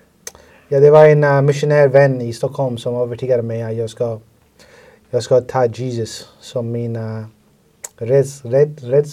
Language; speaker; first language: Swedish; non-native, fluent; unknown